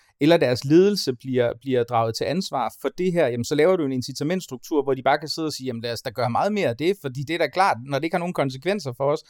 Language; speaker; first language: Danish; native; Danish